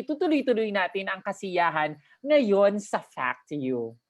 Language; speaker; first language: Filipino; native; Filipino